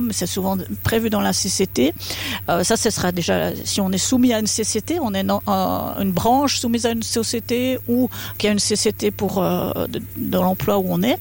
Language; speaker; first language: French; native; French